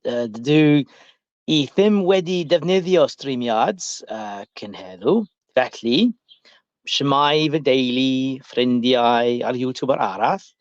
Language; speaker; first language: Welsh; non-native, learner; English